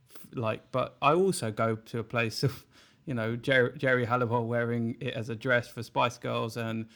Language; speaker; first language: English; native; English